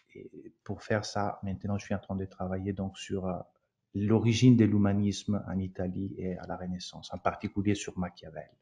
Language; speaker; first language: French; non-native, fluent; Italian